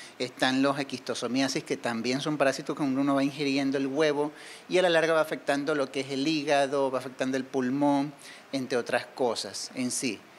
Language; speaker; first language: Spanish; native; Spanish